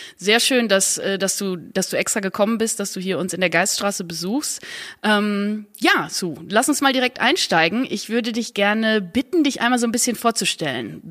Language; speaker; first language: German; native; German